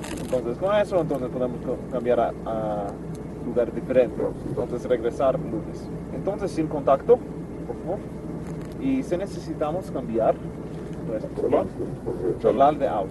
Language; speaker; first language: Spanish; non-native, learner; English